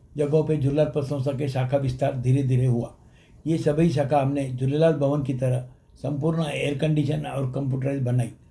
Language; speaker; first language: Hindi; non-native, local second language; Sindhi